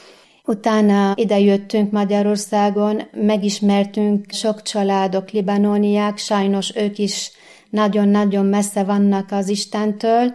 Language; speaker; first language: Hungarian; non-native, fluent; Arabic